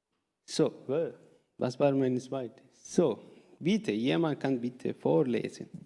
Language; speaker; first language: German; non-native, learner; Spanish